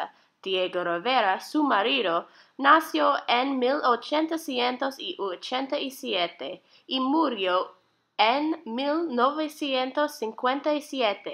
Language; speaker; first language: Spanish; non-native, learner; English